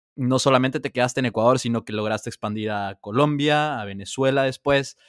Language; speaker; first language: Spanish; native; Spanish